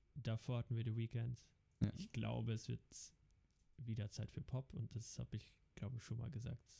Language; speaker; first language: German; early bilingual, other home language; Dutch